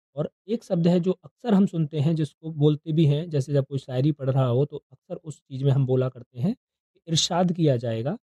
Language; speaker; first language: Hindi; native; Hindi